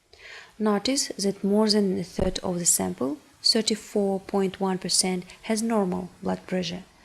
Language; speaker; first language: English; non-native, fluent; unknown